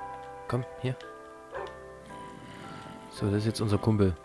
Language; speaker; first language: German; native; German